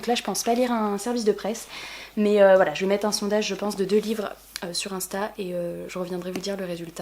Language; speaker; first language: French; native; French